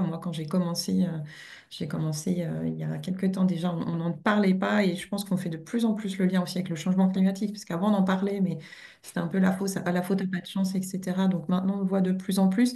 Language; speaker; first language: French; native; French